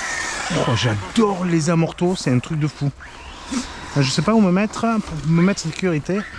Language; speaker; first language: French; native; French